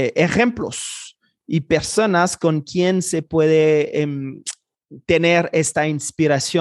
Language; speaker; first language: Spanish; non-native, fluent; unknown